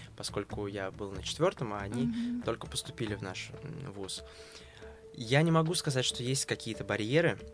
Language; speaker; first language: Russian; native; Russian